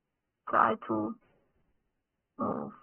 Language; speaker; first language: English; non-native, local second language; Urdu